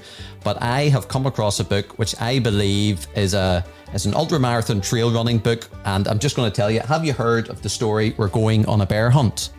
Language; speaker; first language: English; native; English